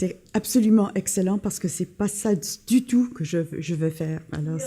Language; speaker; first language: French; non-native, local second language; English